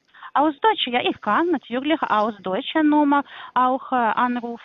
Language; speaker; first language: German; non-native, learner; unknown